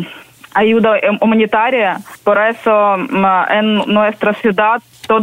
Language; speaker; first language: Spanish; non-native, learner; Ukrainian